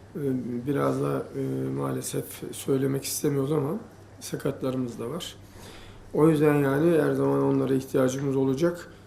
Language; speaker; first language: Turkish; native; Turkish